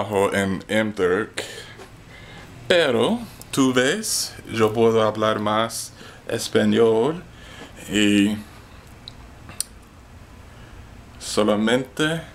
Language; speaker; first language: Spanish; non-native, learner; English